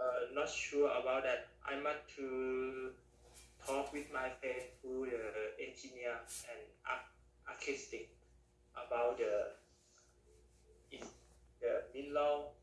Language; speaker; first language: English; non-native, learner; Thai